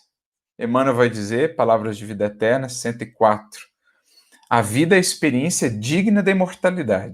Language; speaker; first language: Portuguese; native; Portuguese